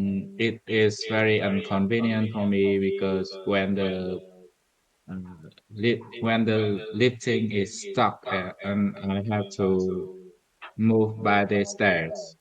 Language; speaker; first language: English; non-native, learner; Vietnamese